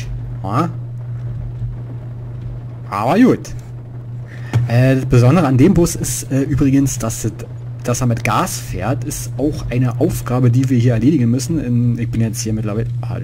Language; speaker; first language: German; native; German